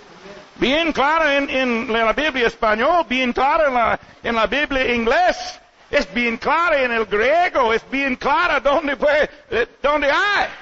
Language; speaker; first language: Spanish; non-native, learner; English